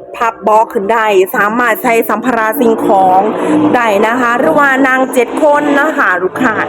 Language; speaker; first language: Thai; native; Thai